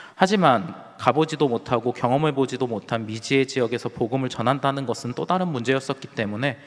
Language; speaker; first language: Korean; native; Korean